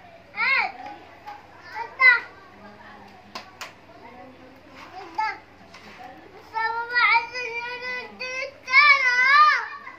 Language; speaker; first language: Arabic; native; Arabic